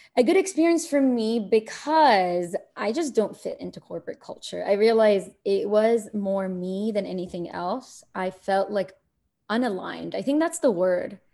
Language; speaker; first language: English; early bilingual, other home language; Arabic